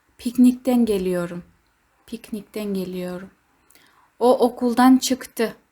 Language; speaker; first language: Turkish; non-native, fluent; Kazakh